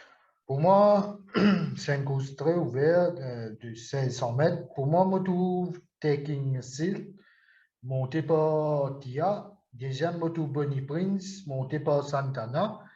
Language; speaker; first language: French; non-native, local second language; Morisyen